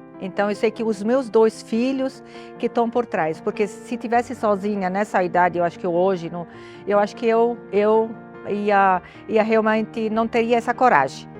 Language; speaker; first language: Portuguese; non-native, fluent; Arabic